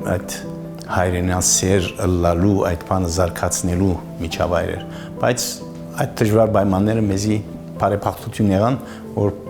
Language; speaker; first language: Armenian; early bilingual, heritage; Armenian